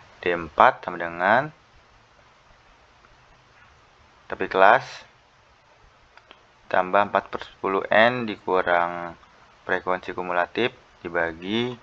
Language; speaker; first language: Indonesian; native; Indonesian